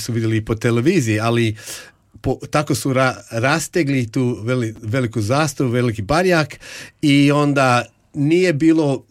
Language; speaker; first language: Croatian; non-native, fluent; English